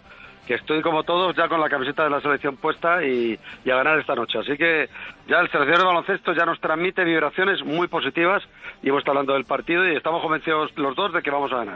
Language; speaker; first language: Spanish; native; Spanish